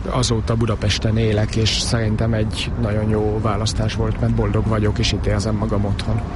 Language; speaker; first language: Hungarian; early bilingual, heritage; Hungarian